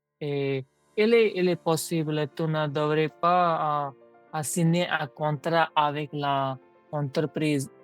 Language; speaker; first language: French; non-native, learner; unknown